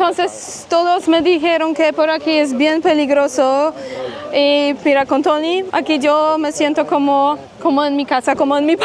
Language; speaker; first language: Spanish; non-native, fluent; Polish